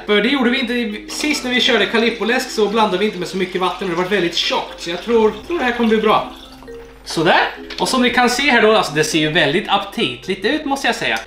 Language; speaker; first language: Swedish; native; Swedish